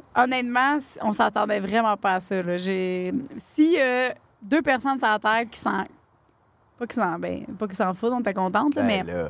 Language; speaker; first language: French; native; French